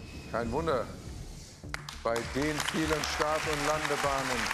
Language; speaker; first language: German; native; German